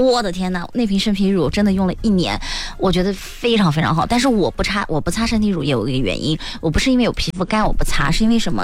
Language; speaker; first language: Chinese; native; Chinese